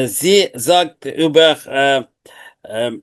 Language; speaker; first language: German; non-native, learner; Ukrainian